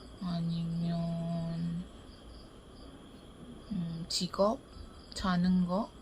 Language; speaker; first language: Korean; non-native, learner; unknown